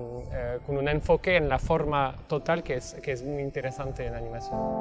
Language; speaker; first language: Spanish; non-native, fluent; French